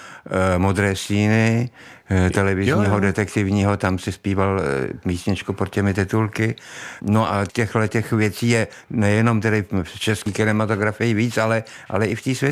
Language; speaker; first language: Czech; native; Czech